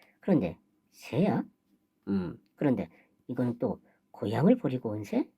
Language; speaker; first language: Korean; native; Korean